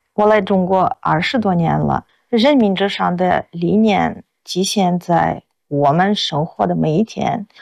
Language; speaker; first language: Chinese; non-native, fluent; Russian